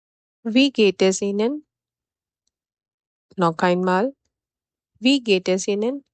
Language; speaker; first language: German; non-native, fluent; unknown